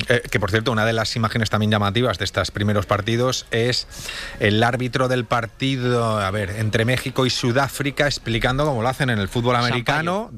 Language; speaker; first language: Spanish; native; Spanish